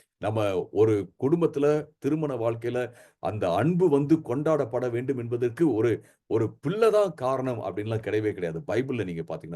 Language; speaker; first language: Tamil; native; Tamil